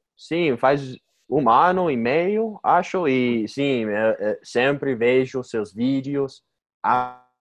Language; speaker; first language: Portuguese; non-native, learner; English